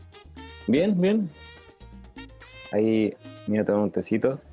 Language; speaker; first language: Spanish; native; Spanish